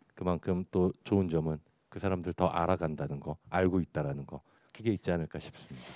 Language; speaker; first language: Korean; native; Korean